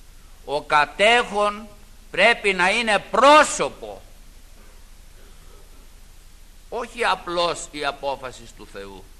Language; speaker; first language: Greek; native; Greek